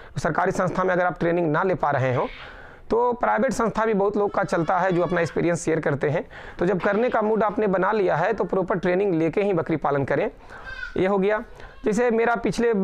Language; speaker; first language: Hindi; native; Hindi